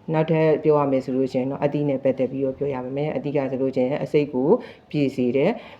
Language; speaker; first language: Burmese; native; Burmese